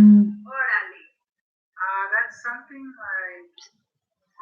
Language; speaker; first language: English; non-native, learner; Spanish